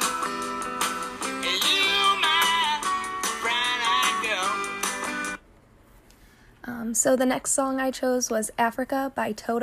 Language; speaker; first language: English; native; English